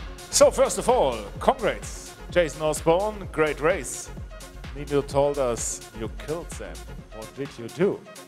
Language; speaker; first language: English; non-native, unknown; German